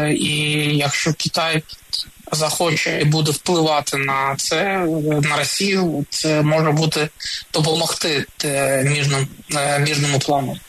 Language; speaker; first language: Ukrainian; non-native, local second language; Russian